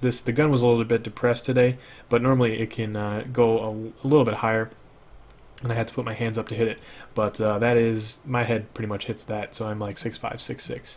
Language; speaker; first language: English; native; English